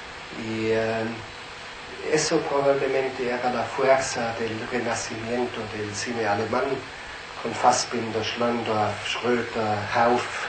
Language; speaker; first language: Spanish; non-native, fluent; German